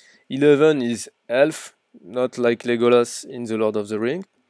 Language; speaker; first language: English; non-native, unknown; French